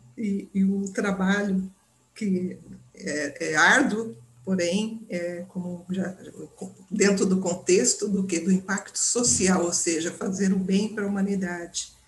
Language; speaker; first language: Portuguese; native; Portuguese